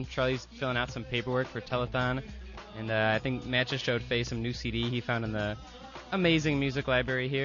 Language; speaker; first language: English; native; English